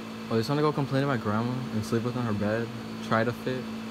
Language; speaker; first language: English; early bilingual, other home language; Spanish